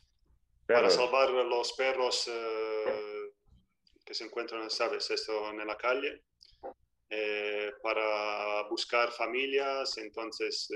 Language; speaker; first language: Spanish; non-native, fluent; Italian